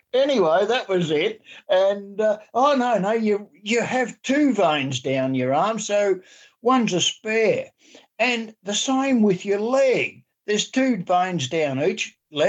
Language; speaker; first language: English; native; English